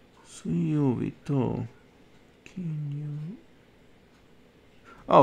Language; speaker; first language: Japanese; non-native, learner; English